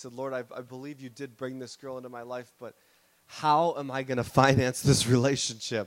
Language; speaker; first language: English; native; English